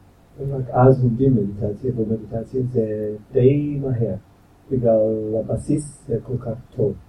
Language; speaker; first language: Hebrew; non-native, fluent; English